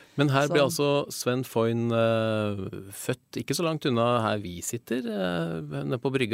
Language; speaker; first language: Norwegian; native; Norwegian